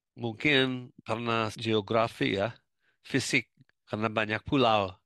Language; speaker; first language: Indonesian; non-native, fluent; English